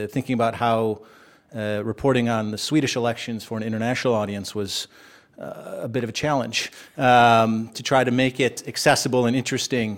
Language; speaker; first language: English; native; English